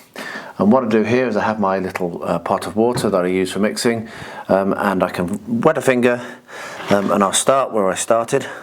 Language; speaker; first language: English; native; English